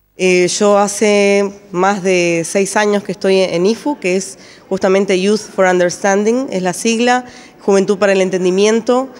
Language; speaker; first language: Spanish; native; Spanish